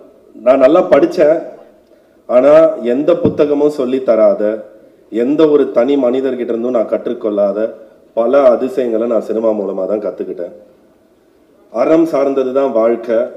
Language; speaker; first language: Tamil; native; Tamil